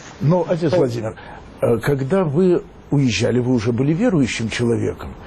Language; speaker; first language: Russian; native; Russian